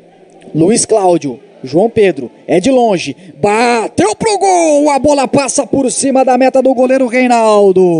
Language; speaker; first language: Portuguese; native; Portuguese